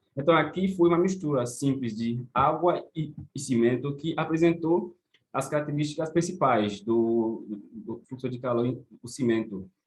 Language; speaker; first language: Portuguese; non-native, fluent; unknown